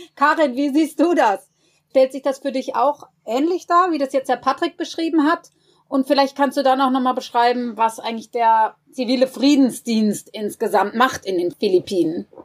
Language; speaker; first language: German; native; German